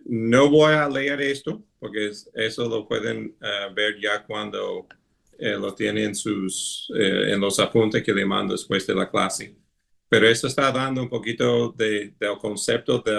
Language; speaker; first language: Spanish; non-native, fluent; English